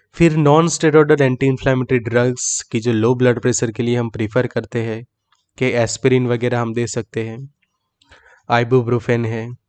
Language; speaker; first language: Hindi; native; Hindi